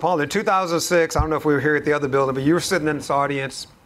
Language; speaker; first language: English; native; English